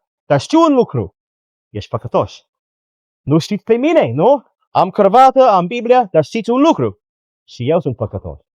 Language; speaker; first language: Romanian; non-native, learner; English